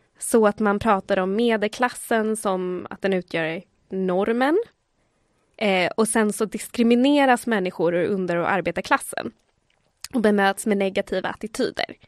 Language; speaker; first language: Swedish; early bilingual, other home language; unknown